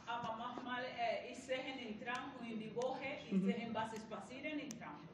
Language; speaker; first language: German; non-native, learner; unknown